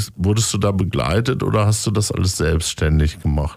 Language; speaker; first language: German; native; German